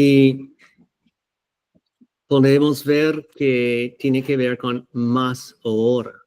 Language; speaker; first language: Spanish; non-native, fluent; English